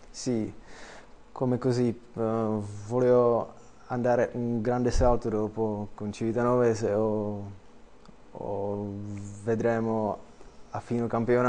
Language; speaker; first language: Italian; non-native, learner; Czech